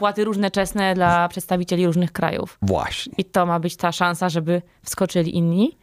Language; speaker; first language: Polish; native; Polish